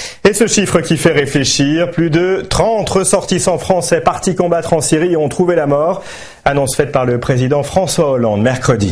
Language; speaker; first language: French; native; French